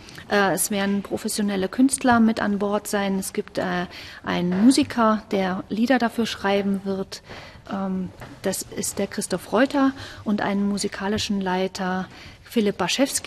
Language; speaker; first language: German; native; German